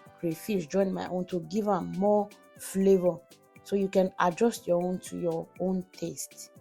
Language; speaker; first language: Nigerian Pidgin; non-native, local second language; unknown